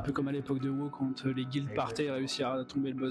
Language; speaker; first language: French; native; French